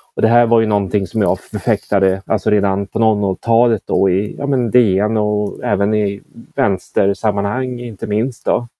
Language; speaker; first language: Swedish; native; Swedish